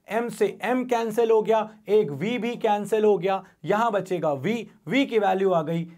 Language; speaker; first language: Hindi; native; Hindi